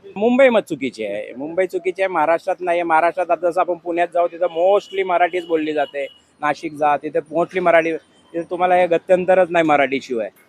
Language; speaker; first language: Marathi; native; Marathi